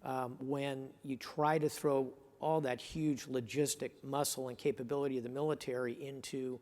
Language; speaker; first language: English; native; English